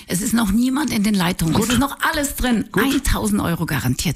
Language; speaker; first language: German; native; German